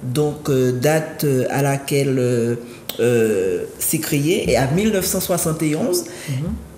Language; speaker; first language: French; native; French